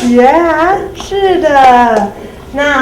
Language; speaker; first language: Chinese; non-native, fluent; English